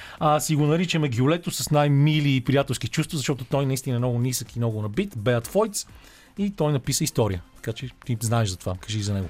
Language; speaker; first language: Bulgarian; native; Bulgarian